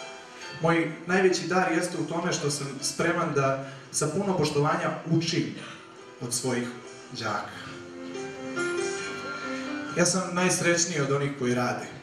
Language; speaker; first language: Serbian; native; Serbian